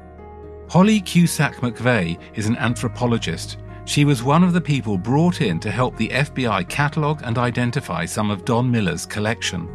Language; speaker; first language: English; native; English